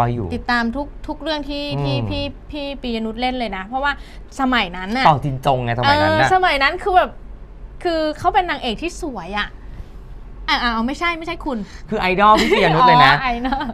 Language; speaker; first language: Thai; native; Thai